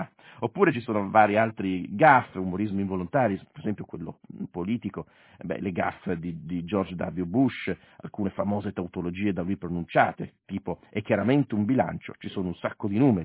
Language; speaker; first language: Italian; native; Italian